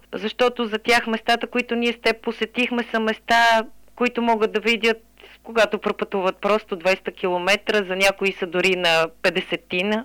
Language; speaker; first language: Bulgarian; native; Bulgarian